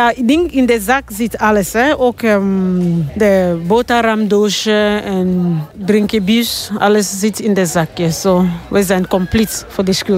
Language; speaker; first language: Dutch; non-native, learner; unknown